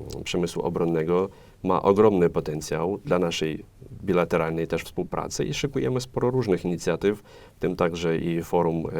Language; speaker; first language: Polish; non-native, fluent; Ukrainian